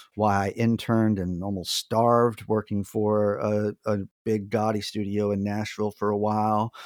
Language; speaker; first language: English; native; English